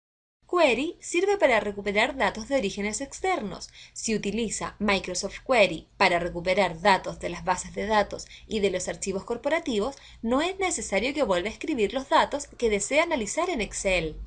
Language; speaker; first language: Spanish; native; Spanish